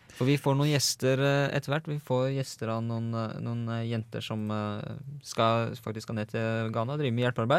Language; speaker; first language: Norwegian; native; Norwegian